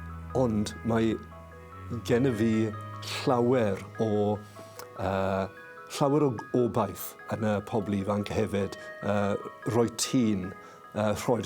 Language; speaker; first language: Welsh; non-native, local second language; English